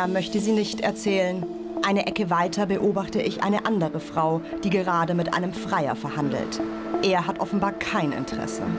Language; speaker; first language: German; native; German